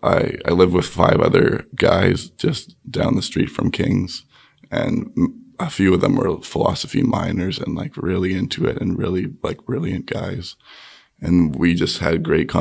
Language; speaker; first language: English; native; English